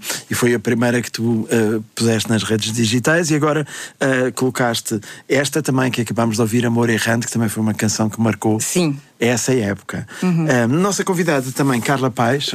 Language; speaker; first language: Portuguese; native; Portuguese